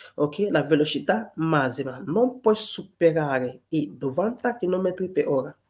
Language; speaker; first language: Italian; non-native, fluent; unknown